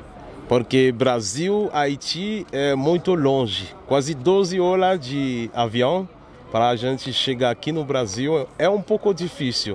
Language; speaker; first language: Portuguese; non-native, learner; Haitian Creole